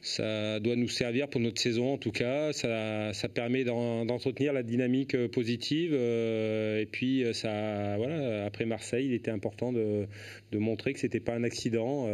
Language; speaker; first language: French; native; French